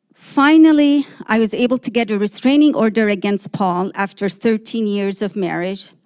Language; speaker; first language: English; early bilingual, other home language; Arabic